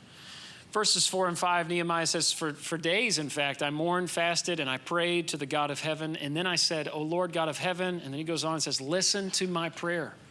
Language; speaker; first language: English; native; English